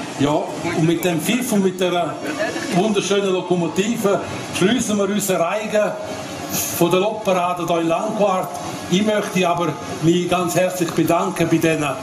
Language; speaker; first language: German; non-native, local second language; Romansh